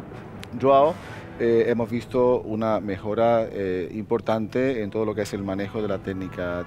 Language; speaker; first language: Spanish; native; Spanish